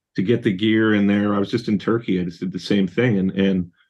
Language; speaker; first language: English; native; English